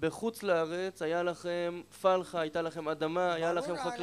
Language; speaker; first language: Hebrew; native; Hebrew